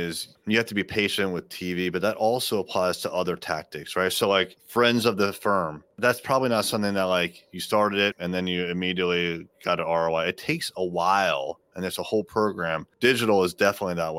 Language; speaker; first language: English; native; English